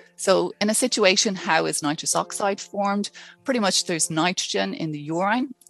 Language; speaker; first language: English; native; English